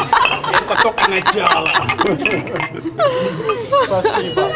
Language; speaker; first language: Russian; non-native, learner; Portuguese